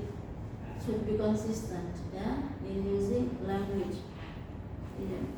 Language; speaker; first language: English; non-native, fluent; Indonesian